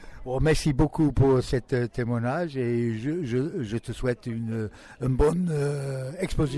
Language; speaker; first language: French; non-native, learner; English